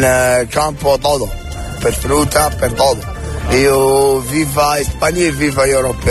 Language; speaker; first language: Spanish; non-native, learner; Arabic